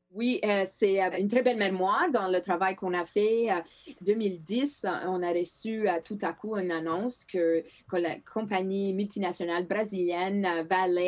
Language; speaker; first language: French; non-native, local second language; Greek